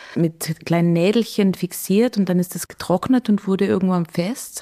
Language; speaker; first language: German; native; German